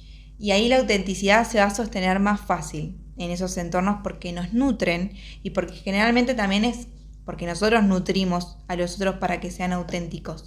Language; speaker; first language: Spanish; native; Spanish